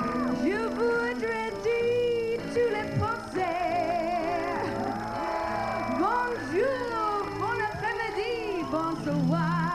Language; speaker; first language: French; non-native, learner; English